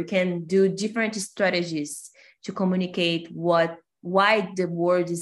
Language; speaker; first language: English; non-native, fluent; Portuguese